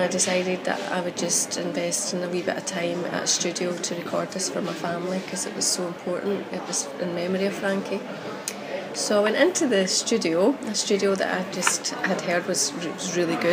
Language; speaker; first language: English; native; English